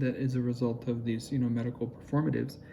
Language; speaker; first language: English; native; English